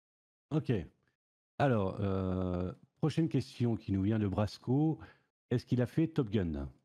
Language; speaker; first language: French; native; French